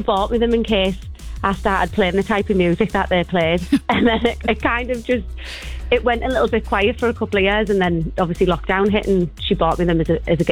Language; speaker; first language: English; native; English